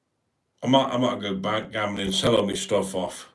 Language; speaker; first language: English; native; English